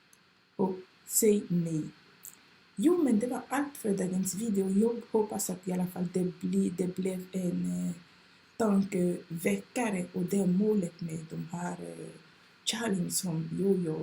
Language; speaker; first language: Swedish; non-native, fluent; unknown